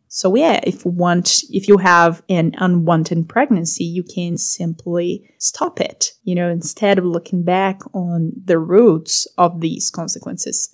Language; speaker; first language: English; non-native, fluent; Portuguese